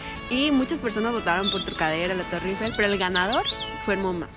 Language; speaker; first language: Spanish; native; Spanish